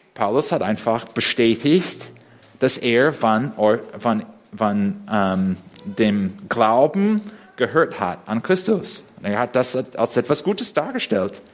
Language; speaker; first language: German; non-native, fluent; English